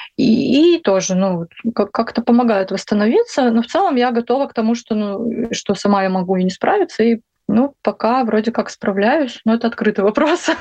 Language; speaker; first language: Russian; native; Russian